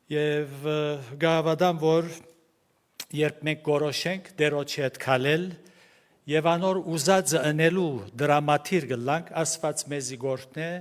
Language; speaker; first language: Armenian; early bilingual, heritage; Armenian